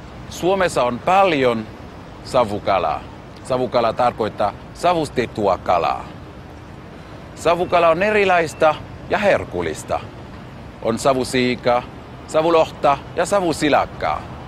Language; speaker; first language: Finnish; non-native, fluent; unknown